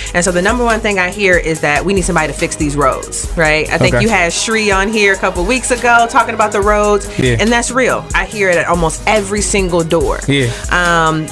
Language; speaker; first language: English; native; English